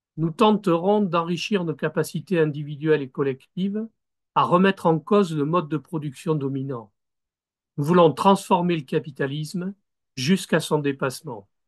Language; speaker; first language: French; native; French